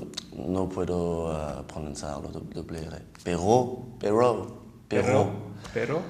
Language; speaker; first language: Spanish; non-native, learner; French